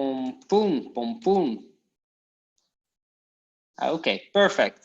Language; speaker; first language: Dutch; non-native, fluent; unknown